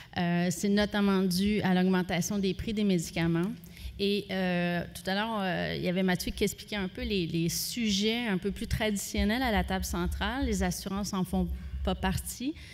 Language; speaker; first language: French; native; French